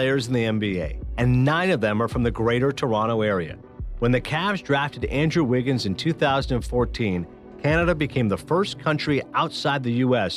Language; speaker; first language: English; native; English